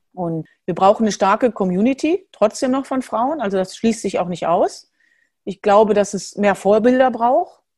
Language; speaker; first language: German; native; German